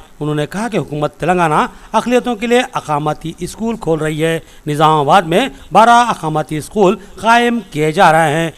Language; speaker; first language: Urdu; native; Urdu